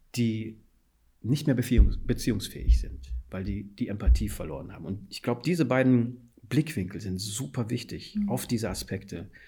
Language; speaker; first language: German; non-native, fluent; Fula